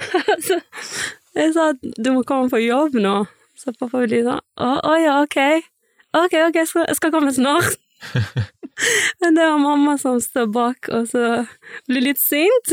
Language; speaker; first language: Norwegian; early bilingual, other home language; Persian